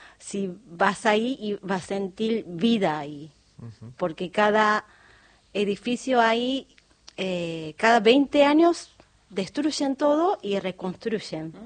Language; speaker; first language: Spanish; non-native, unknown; Japanese